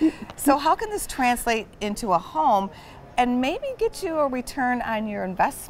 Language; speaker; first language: English; native; English